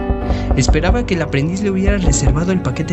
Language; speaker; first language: Spanish; native; Spanish